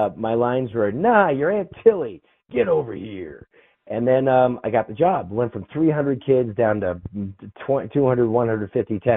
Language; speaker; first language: English; native; English